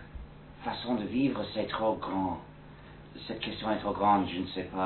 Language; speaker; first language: French; non-native, fluent; English